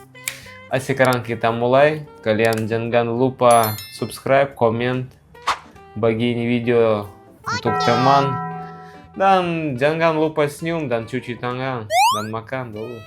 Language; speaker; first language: Indonesian; non-native, learner; Russian